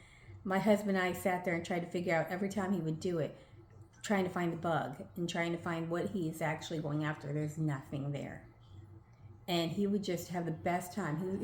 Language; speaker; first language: English; native; English